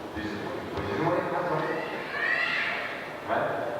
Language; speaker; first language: Portuguese; non-native, learner; Japanese